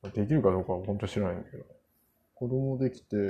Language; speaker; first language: Japanese; non-native, fluent; Korean